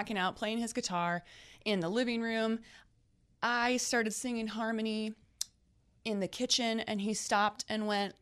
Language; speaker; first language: English; native; English